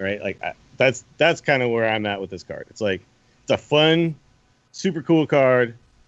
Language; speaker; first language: English; native; English